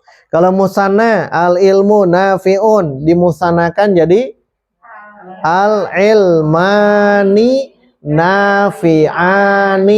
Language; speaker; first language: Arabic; non-native, fluent; Indonesian